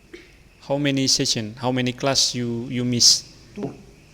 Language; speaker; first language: English; non-native, learner; Indonesian